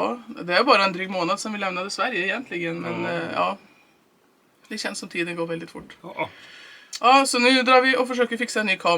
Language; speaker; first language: Swedish; native; Swedish